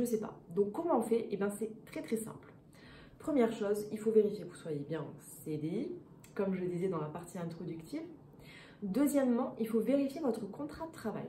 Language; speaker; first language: French; native; French